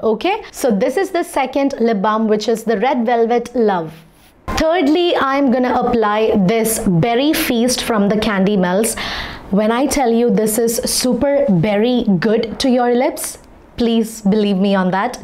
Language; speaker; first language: English; non-native, local second language; Malayalam